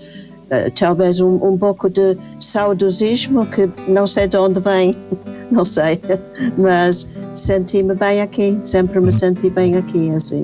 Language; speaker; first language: Portuguese; non-native, fluent; English